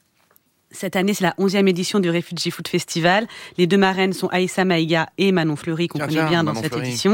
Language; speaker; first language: French; native; French